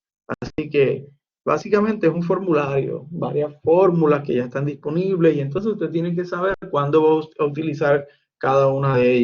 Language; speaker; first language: Spanish; native; Spanish